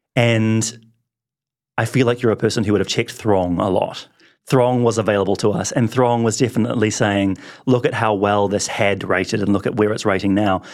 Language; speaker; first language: English; native; English